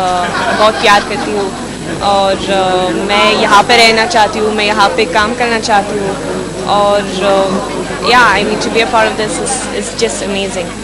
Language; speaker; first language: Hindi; non-native, learner; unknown